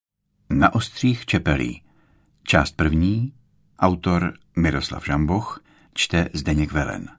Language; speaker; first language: Czech; native; Czech